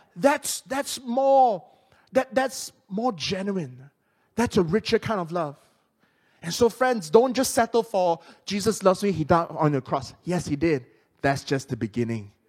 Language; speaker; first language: English; non-native, local second language; Min Nan Chinese